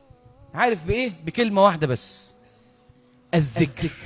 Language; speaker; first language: Arabic; native; Arabic